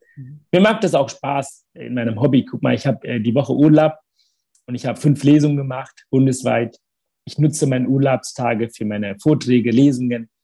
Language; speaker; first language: German; early bilingual, other home language; Tamil